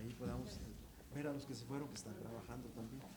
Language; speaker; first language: Spanish; native; Spanish